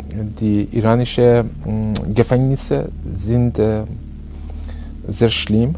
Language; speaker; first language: German; non-native, learner; Persian